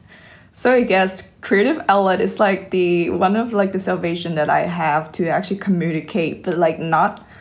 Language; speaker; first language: English; non-native, fluent; Vietnamese